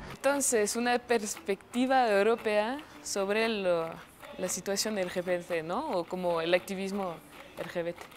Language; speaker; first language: Spanish; non-native, fluent; French